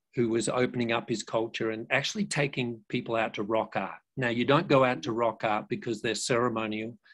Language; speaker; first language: English; native; English